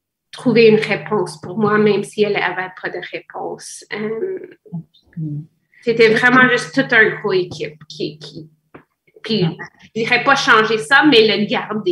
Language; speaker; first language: French; non-native, fluent; English